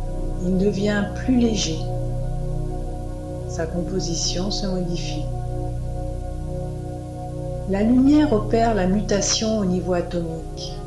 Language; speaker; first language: French; native; French